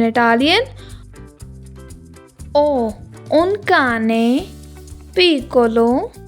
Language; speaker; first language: Italian; non-native, learner; Hindi